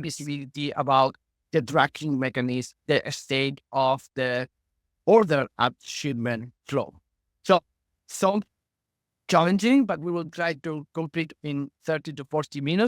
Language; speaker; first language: English; non-native, fluent; Spanish